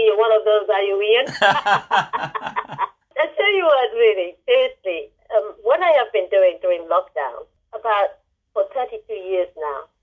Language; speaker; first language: English; non-native, local second language; Igbo